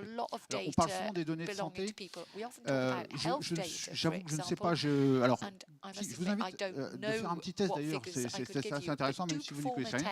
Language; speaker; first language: French; native; French